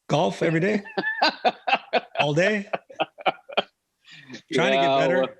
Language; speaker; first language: English; native; English